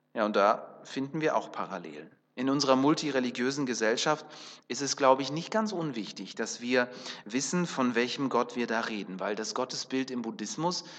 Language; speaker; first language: German; early bilingual, other home language; Russian